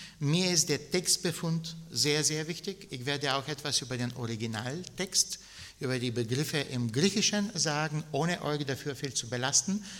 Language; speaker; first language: German; non-native, fluent; Bulgarian